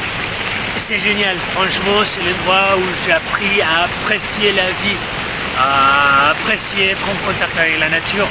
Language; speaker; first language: French; non-native, fluent; Spanish